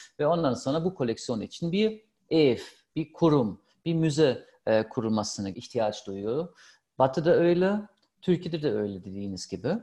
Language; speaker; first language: Turkish; non-native, fluent; German